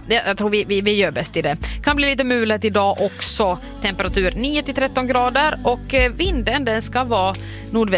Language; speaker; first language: Swedish; native; Swedish